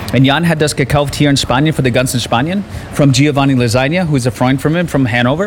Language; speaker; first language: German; non-native, learner; English